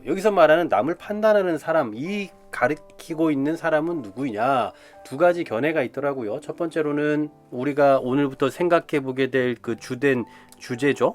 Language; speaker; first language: Korean; native; Korean